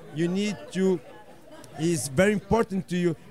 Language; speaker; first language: English; non-native, fluent; Portuguese